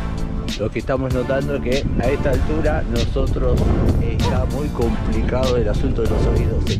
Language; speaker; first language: Spanish; native; Spanish